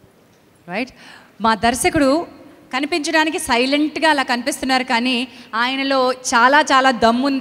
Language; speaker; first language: Telugu; native; Telugu